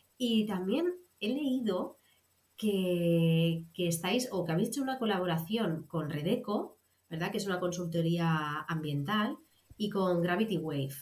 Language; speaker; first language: Spanish; native; Spanish